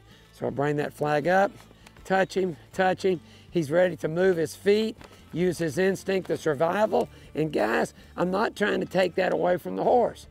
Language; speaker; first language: English; native; English